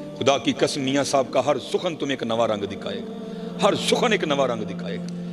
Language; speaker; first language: Urdu; non-native, local second language; Punjabi